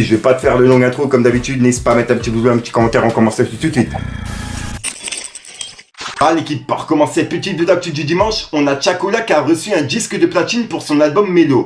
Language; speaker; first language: French; native; French